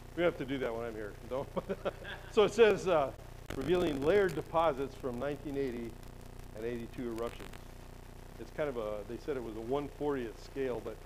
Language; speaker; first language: English; native; English